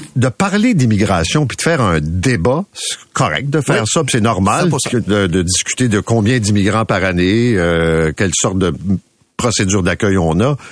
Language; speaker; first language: French; native; French